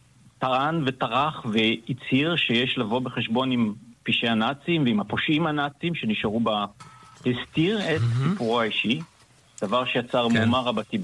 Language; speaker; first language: Hebrew; native; Hebrew